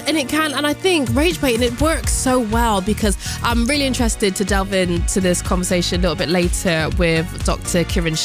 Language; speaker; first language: English; native; English